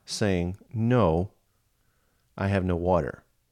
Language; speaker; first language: English; native; English